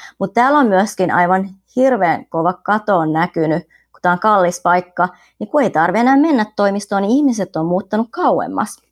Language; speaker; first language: Finnish; early bilingual, other home language; Vietnamese